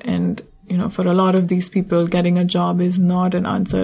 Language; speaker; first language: English; non-native, local second language; Hindi